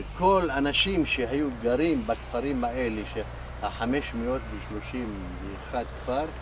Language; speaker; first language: Hebrew; non-native, local second language; Arabic